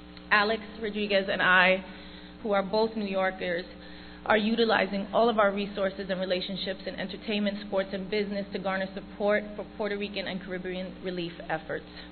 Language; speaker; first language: English; early bilingual, other home language; Spanish